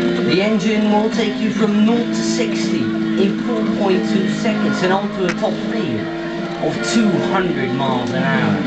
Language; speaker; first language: English; non-native, fluent; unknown